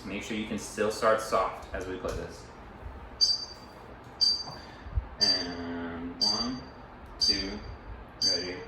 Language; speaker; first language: English; native; English